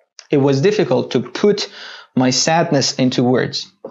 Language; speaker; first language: English; non-native, fluent; Persian